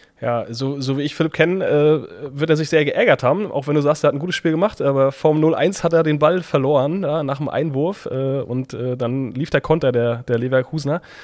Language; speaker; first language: German; native; German